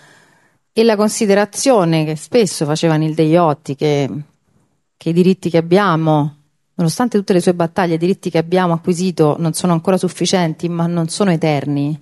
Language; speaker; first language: Italian; native; Italian